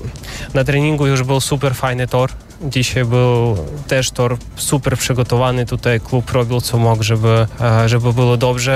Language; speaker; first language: Polish; non-native, fluent; Russian